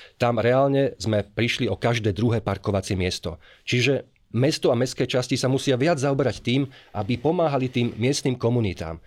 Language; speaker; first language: Slovak; native; Slovak